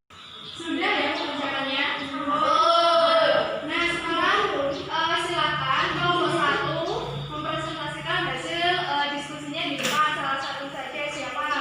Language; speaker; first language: Indonesian; native; Indonesian